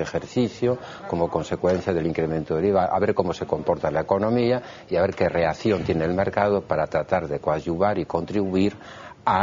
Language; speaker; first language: Spanish; native; Spanish